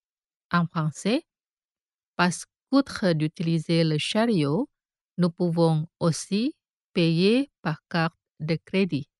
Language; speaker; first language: French; non-native, fluent; Indonesian